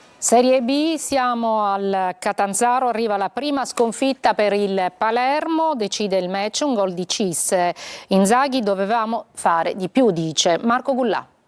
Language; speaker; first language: Italian; native; Italian